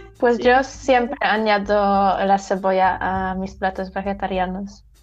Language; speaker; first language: Spanish; non-native, learner; Polish